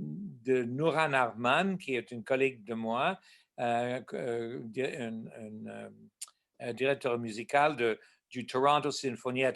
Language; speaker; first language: French; non-native, local second language; English